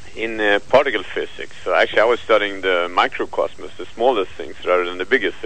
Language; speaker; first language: English; non-native, fluent; Swedish